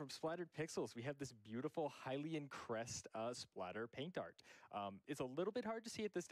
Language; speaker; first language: Japanese; native; Japanese